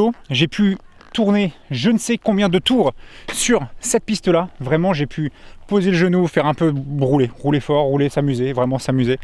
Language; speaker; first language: French; native; French